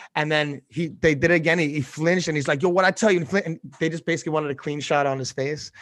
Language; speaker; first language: English; native; English